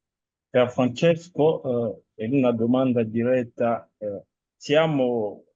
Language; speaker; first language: Italian; non-native, fluent; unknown